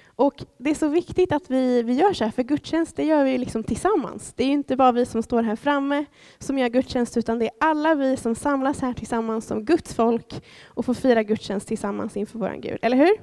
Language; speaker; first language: Swedish; native; Swedish